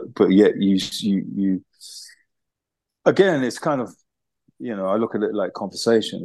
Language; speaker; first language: English; native; English